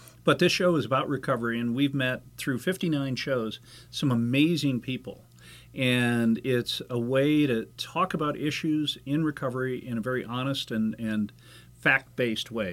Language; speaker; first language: English; native; English